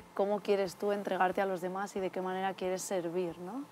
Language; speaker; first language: Spanish; native; Spanish